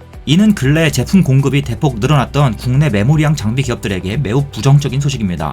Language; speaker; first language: Korean; native; Korean